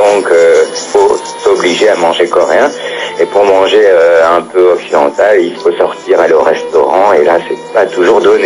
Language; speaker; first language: French; native; French